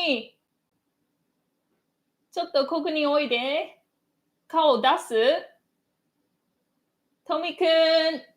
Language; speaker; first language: Japanese; non-native, fluent; English